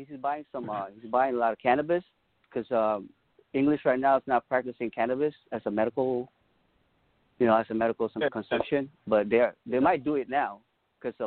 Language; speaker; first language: English; non-native, local second language; Pampanga